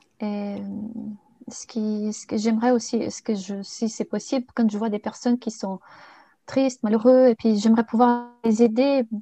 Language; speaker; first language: French; non-native, fluent; Bulgarian